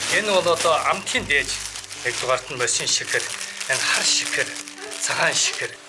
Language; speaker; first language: Mongolian; native; Mongolian